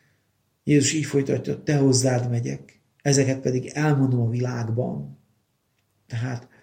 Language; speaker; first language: Hungarian; native; Hungarian